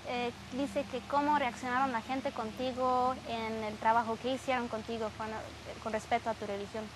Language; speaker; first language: Spanish; non-native, fluent; Arabic